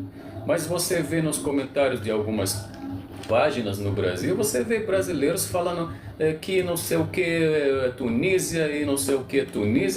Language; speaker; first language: Portuguese; non-native, local second language; Arabic